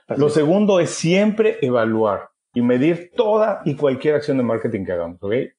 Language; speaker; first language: Spanish; native; Spanish